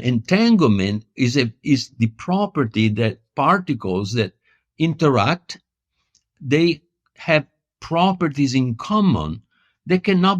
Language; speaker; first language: English; non-native, fluent; Italian